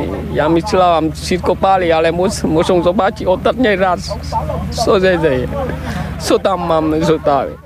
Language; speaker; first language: Polish; non-native, learner; Vietnamese